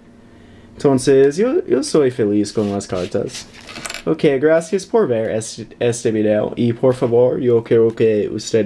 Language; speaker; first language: Spanish; non-native, learner; English